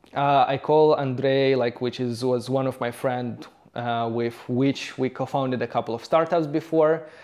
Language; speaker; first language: English; non-native, fluent; Romanian